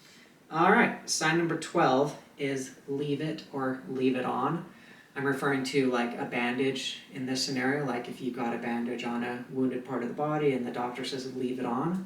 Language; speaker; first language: English; native; English